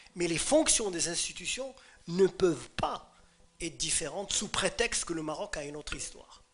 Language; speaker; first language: French; non-native, local second language; Arabic